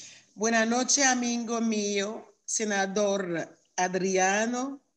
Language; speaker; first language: Spanish; non-native, learner; Haitian Creole